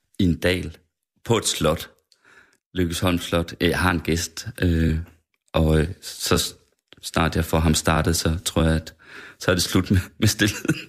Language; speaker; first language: Danish; native; Danish